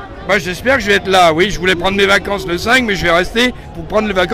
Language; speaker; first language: French; native; French